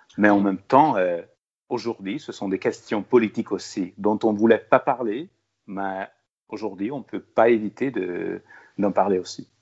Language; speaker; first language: French; non-native, fluent; Hungarian